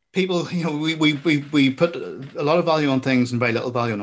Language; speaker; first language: English; native; English